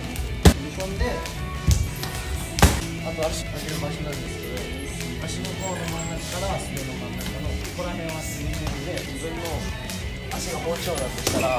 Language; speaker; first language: Japanese; native; Japanese